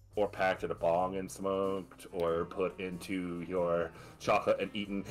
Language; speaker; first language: English; native; English